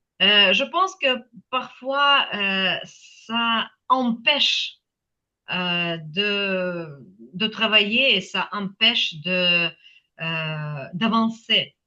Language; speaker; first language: French; non-native, fluent; Ukrainian